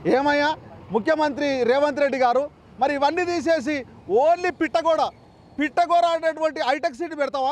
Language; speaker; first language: Telugu; native; Telugu